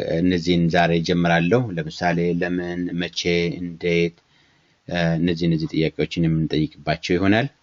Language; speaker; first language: Amharic; non-native, local second language; Oromo